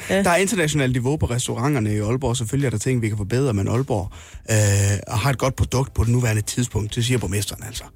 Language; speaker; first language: Danish; native; Danish